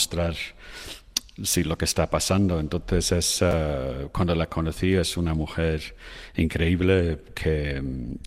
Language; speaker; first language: Spanish; non-native, fluent; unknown